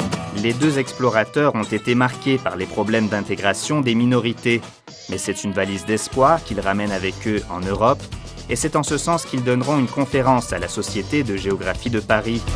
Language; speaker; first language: French; native; French